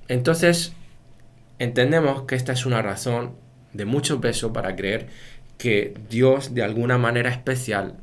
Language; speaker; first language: Spanish; native; Spanish